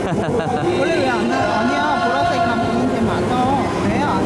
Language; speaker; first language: Korean; native; Korean